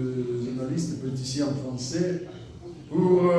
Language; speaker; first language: French; non-native, learner; Russian